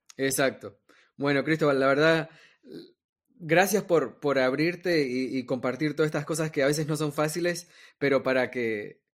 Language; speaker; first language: Spanish; native; Spanish